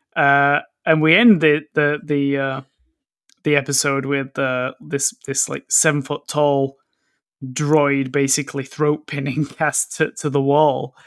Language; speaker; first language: English; native; English